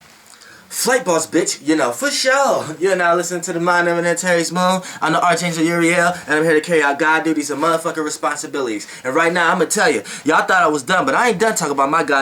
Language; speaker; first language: English; native; English